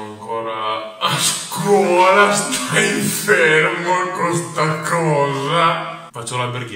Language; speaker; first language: Italian; early bilingual, other home language; Russian